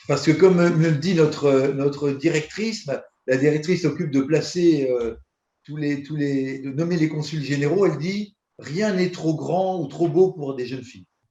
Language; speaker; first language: French; native; French